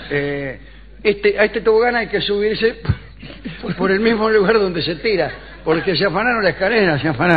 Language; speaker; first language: Spanish; native; Spanish